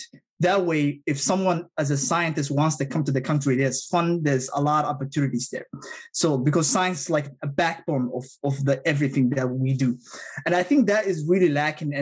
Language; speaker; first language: English; non-native, fluent; Somali